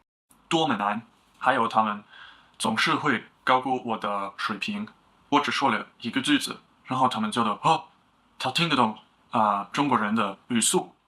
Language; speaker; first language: Chinese; non-native, learner; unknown